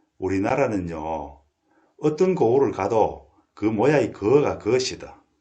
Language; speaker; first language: Korean; native; Korean